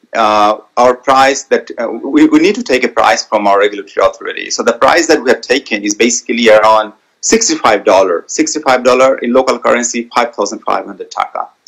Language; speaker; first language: English; non-native, local second language; Bangla